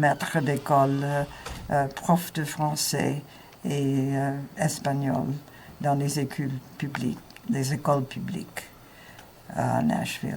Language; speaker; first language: French; non-native, fluent; English